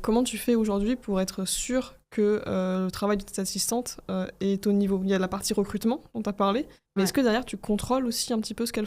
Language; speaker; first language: French; native; French